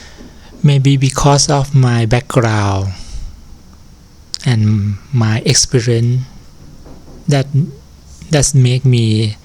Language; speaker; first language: English; non-native, learner; Thai